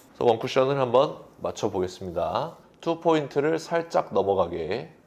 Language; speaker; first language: Korean; native; Korean